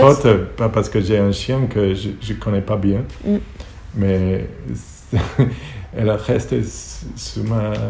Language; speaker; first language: French; non-native, learner; Hebrew